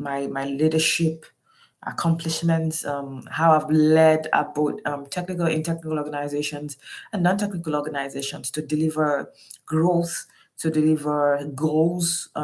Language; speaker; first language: English; non-native, local second language; Yoruba